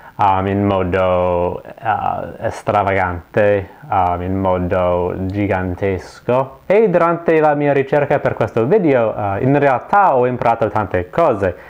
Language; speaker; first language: Italian; non-native, learner; English